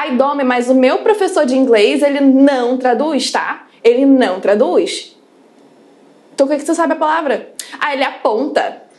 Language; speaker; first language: Portuguese; early bilingual, other home language; English